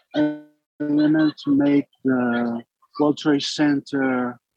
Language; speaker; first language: English; non-native, learner; Spanish